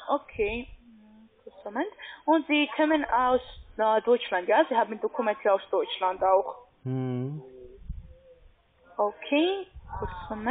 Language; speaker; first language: German; non-native, learner; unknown